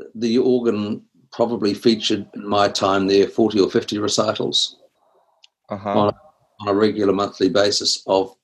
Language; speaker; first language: English; native; English